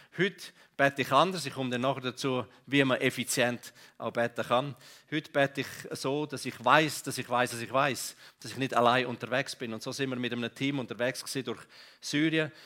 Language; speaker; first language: German; non-native, local second language; Romansh